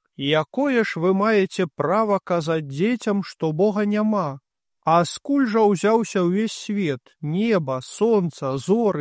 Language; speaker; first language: Belarusian; native; Belarusian